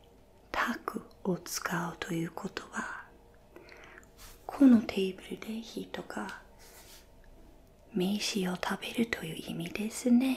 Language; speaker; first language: Japanese; non-native, fluent; English